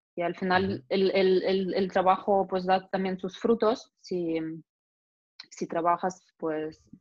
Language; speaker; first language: Spanish; non-native, fluent; Russian